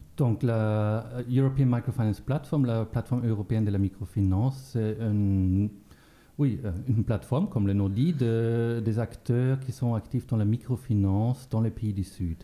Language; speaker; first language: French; non-native, local second language; Luxembourgish